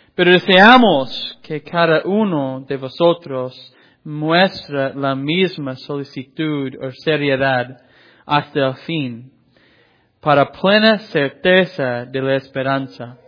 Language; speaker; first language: Spanish; non-native, fluent; English